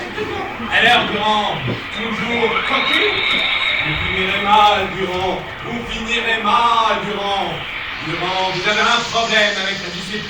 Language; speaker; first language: French; native; French